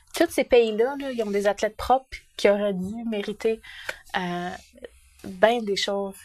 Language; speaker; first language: French; native; French